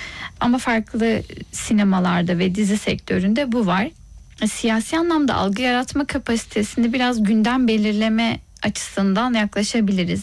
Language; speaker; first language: Turkish; native; Turkish